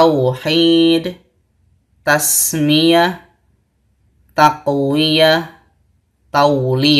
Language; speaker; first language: Arabic; non-native, fluent; Indonesian